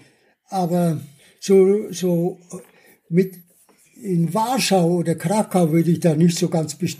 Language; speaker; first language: German; early bilingual, other home language; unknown